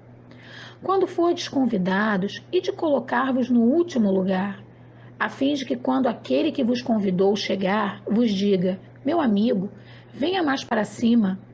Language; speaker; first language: Portuguese; native; Portuguese